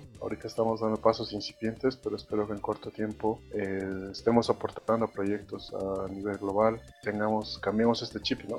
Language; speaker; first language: Spanish; native; Spanish